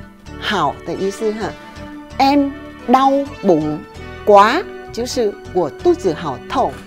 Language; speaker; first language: Chinese; non-native, local second language; Vietnamese